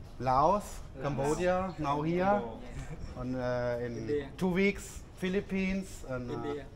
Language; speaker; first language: English; non-native, learner; German